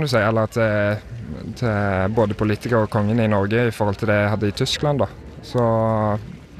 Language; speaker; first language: Norwegian; early bilingual, other home language; German